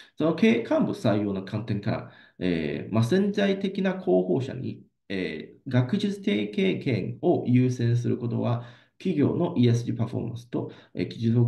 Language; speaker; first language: Japanese; non-native, fluent; Chinese